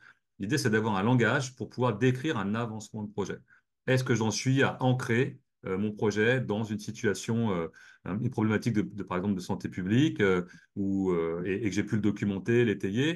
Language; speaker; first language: French; native; French